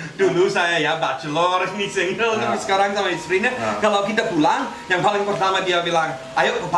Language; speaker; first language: Indonesian; non-native, fluent; Spanish